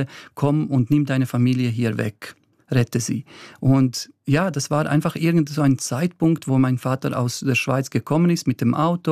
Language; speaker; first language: German; early bilingual, other home language; Bosnian